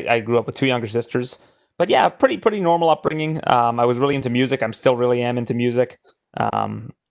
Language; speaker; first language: English; native; English